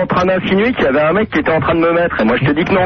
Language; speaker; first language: French; native; French